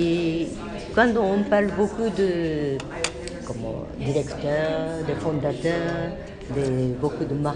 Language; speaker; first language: French; non-native, fluent; Japanese